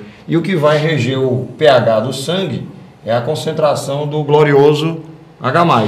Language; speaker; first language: Portuguese; native; Portuguese